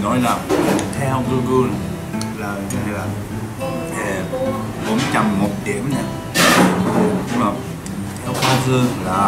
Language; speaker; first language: Vietnamese; non-native, learner; Japanese